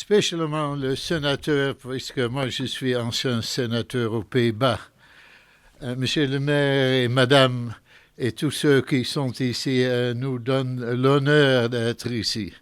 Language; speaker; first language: French; non-native, fluent; Dutch